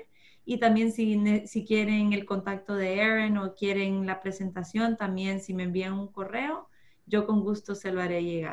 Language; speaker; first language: Spanish; early bilingual, heritage; Spanish